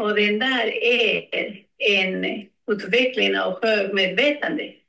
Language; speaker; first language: Swedish; non-native, learner; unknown